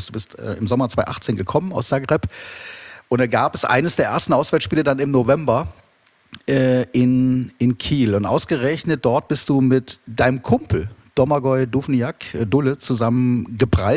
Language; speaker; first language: German; native; German